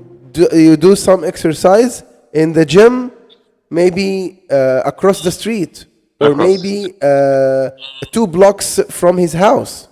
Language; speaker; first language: English; non-native, fluent; Arabic